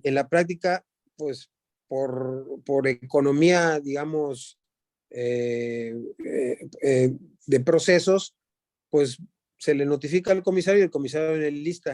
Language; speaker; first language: Spanish; native; Spanish